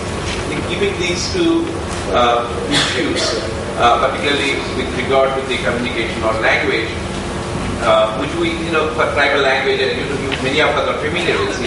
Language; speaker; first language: English; non-native, local second language; Telugu